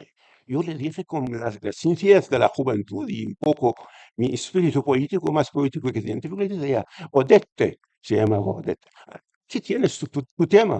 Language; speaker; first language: Spanish; non-native, fluent; Arabic